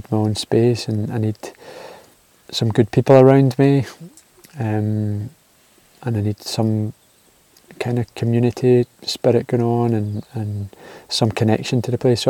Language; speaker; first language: English; native; English